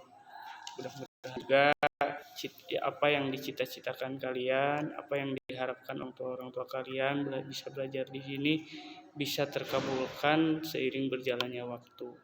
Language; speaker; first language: Indonesian; native; Indonesian